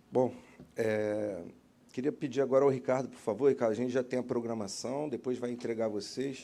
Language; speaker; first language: Portuguese; native; Portuguese